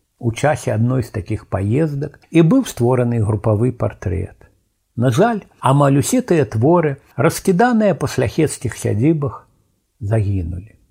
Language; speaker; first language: Belarusian; native; Belarusian